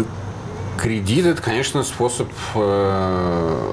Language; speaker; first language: Russian; native; Russian